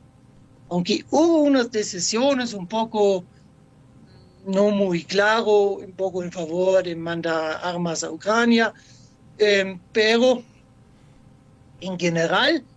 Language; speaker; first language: Spanish; non-native, fluent; German